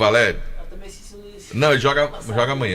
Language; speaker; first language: Portuguese; native; Portuguese